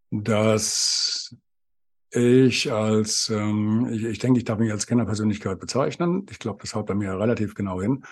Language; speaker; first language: German; native; German